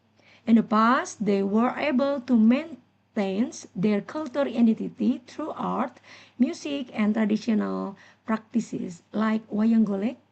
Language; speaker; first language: English; non-native, learner; Indonesian